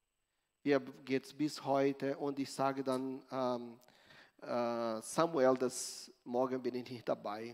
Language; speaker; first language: German; non-native, learner; Portuguese